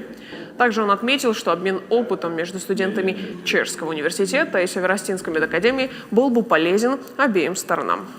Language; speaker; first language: Russian; native; Russian